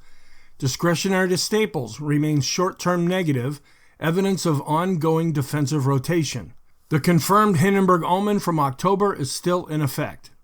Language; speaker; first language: English; native; English